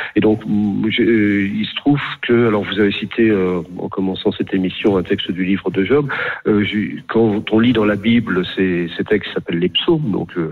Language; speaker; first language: French; native; French